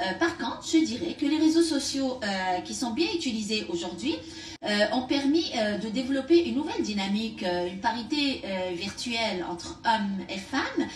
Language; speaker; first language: French; non-native, local second language; Tachelhit